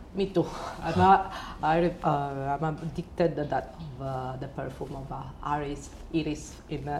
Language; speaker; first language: English; non-native, learner; Italian